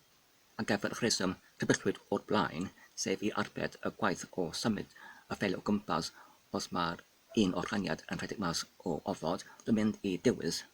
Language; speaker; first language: Welsh; non-native, fluent; English